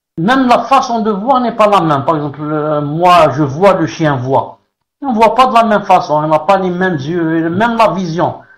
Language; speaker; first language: French; non-native, local second language; Arabic